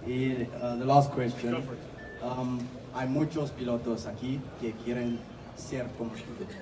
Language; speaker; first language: Spanish; non-native, learner; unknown